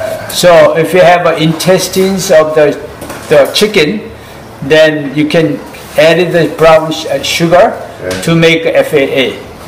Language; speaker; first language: English; non-native, fluent; Korean